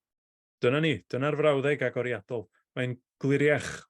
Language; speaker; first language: Welsh; native; Welsh